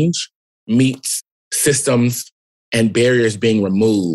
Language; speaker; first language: English; native; English